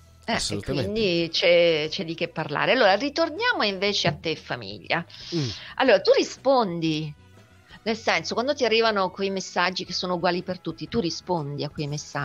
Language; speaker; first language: Italian; native; Italian